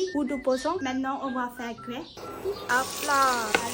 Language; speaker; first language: French; non-native, learner; Thai